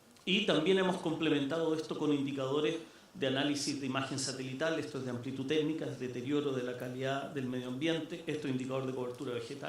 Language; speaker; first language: Spanish; native; Spanish